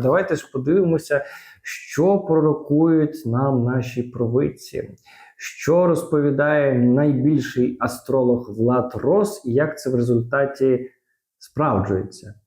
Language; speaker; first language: Ukrainian; native; Ukrainian